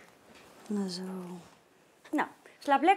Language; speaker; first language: Dutch; native; Dutch